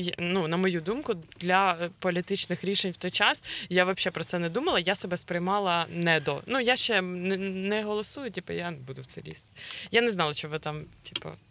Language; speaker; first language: Ukrainian; non-native, local second language; Russian